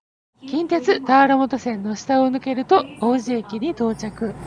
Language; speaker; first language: Japanese; native; Japanese